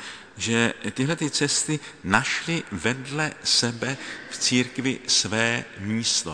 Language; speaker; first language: Czech; native; Czech